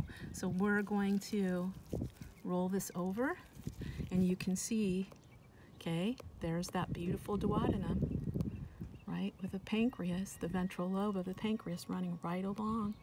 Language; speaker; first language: English; native; English